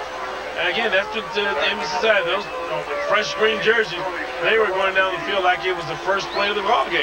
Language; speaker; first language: English; native; English